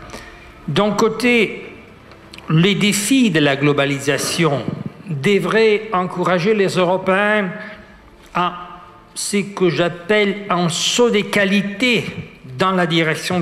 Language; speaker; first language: French; non-native, fluent; Italian